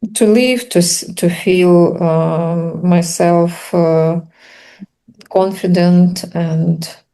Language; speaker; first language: English; non-native, learner; Russian